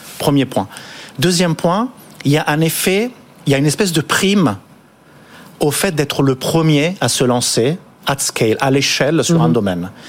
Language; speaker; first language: French; non-native, fluent; Italian